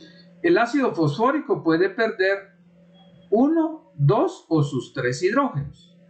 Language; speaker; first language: Spanish; native; Spanish